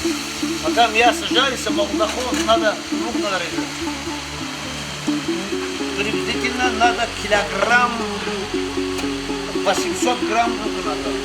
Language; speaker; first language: Russian; non-native, fluent; Tajik